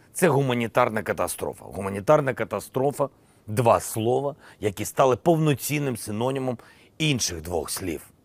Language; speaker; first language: Ukrainian; non-native, local second language; Russian